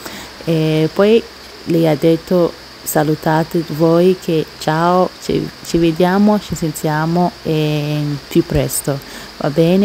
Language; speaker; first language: Italian; non-native, learner; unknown